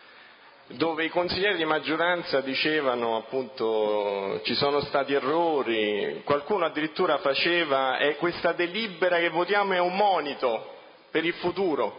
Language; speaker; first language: Italian; native; Italian